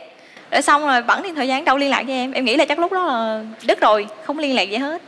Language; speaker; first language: Vietnamese; native; Vietnamese